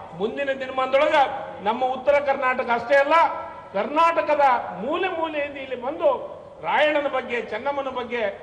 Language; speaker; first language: Kannada; native; Kannada